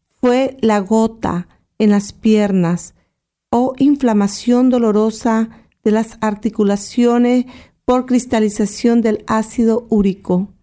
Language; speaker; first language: Spanish; native; Spanish